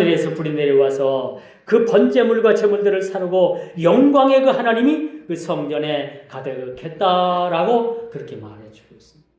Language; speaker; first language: Korean; native; Korean